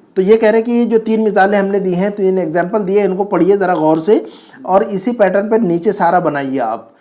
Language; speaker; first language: Urdu; native; Urdu